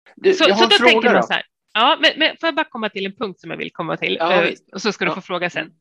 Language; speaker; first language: Swedish; native; Swedish